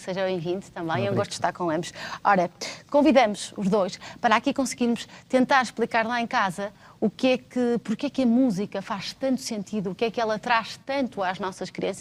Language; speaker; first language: Portuguese; native; Portuguese